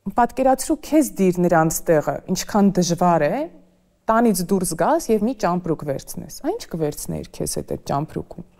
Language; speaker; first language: Armenian; native; Armenian